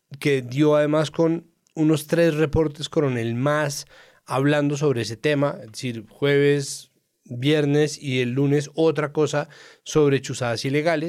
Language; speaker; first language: Spanish; native; Spanish